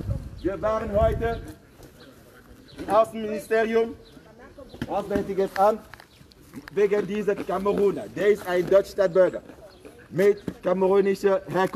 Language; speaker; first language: German; non-native, fluent; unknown